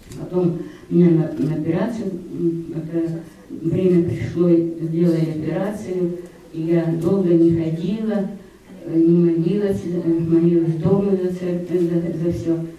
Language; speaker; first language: Russian; native; Russian